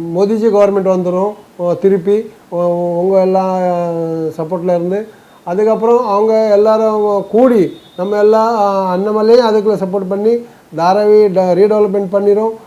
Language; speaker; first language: Tamil; non-native, local second language; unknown